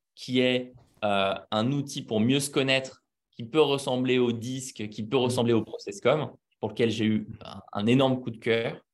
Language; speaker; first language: French; native; French